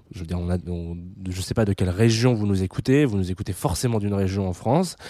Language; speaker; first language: French; native; French